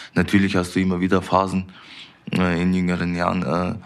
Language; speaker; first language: German; native; German